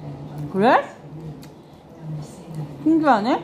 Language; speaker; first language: Korean; native; Korean